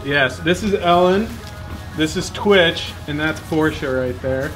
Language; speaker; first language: English; native; English